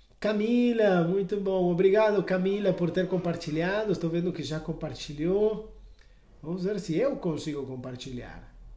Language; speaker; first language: Portuguese; non-native, fluent; Spanish